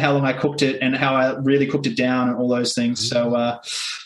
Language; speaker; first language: English; native; English